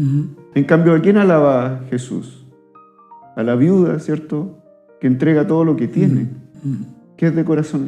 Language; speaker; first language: Spanish; native; Spanish